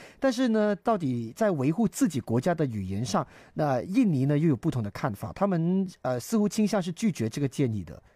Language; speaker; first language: Chinese; native; Chinese